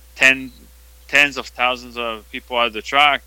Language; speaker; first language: English; non-native, fluent; French